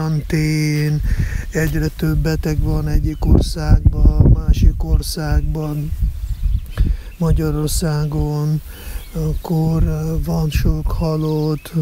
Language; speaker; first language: Hungarian; non-native, fluent; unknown